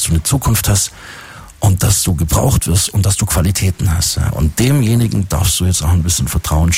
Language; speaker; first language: German; native; German